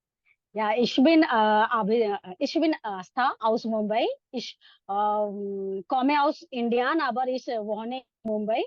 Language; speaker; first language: German; non-native, learner; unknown